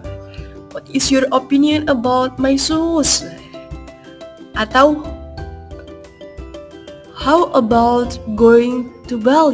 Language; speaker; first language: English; non-native, learner; Indonesian